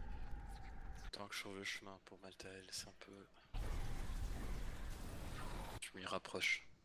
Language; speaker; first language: French; native; French